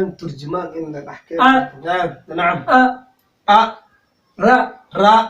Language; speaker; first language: Arabic; non-native, learner; Somali